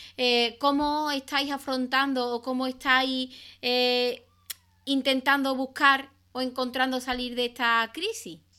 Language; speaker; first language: Spanish; native; Spanish